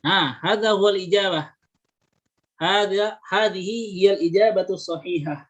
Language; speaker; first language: Arabic; non-native, fluent; Indonesian